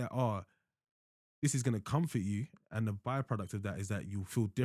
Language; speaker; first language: English; native; English